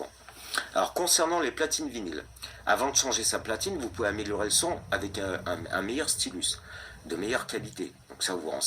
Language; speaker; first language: French; native; French